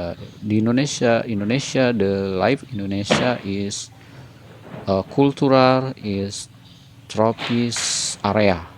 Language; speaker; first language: English; non-native, learner; Indonesian